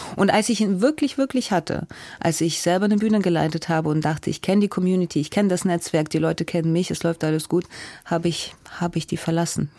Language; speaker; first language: German; early bilingual, other home language; Russian